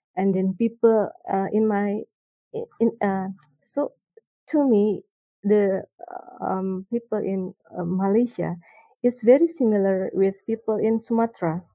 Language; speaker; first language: English; non-native, learner; Indonesian